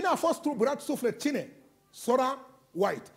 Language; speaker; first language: Romanian; non-native, learner; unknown